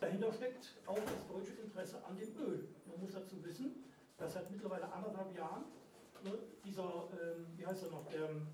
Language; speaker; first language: German; native; German